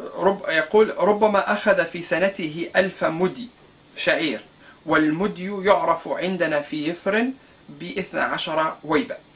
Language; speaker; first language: Arabic; non-native, local second language; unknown